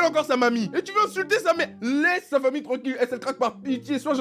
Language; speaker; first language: French; native; French